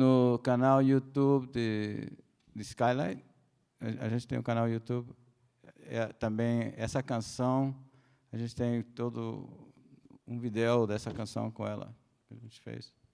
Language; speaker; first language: Portuguese; non-native, fluent; Spanish